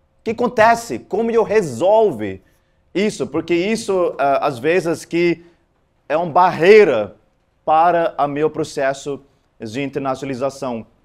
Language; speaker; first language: Portuguese; non-native, fluent; Afrikaans